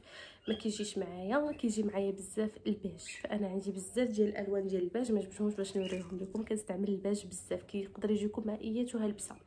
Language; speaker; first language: Arabic; native; Arabic